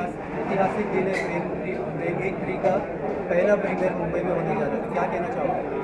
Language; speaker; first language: Hindi; native; Hindi